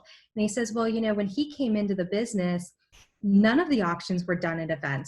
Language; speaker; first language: English; native; English